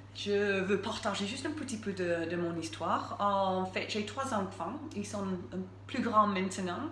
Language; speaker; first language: French; non-native, fluent; English